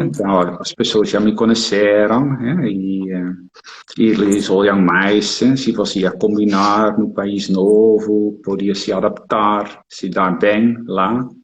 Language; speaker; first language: Portuguese; non-native, fluent; Dutch